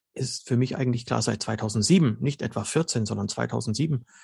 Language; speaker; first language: German; early bilingual, other home language; Slovenian